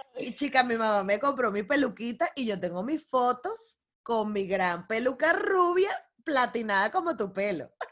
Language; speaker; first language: Spanish; native; Spanish